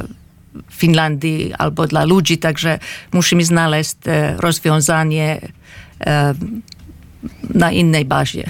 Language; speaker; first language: Polish; non-native, fluent; Finnish